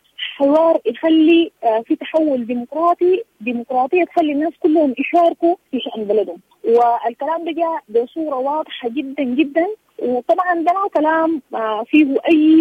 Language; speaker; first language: Arabic; native; Arabic